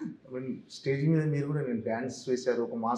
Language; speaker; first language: Telugu; native; Telugu